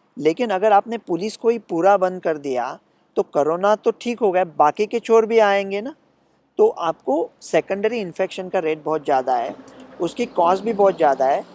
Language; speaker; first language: Hindi; non-native, local second language; Marathi